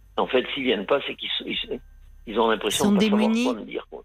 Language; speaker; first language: French; native; French